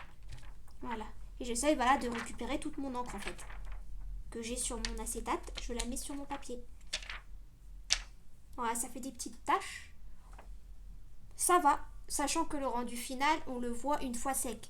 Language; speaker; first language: French; native; French